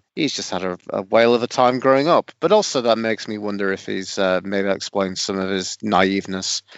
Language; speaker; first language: English; native; English